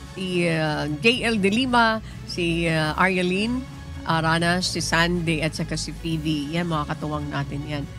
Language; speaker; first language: Filipino; native; Filipino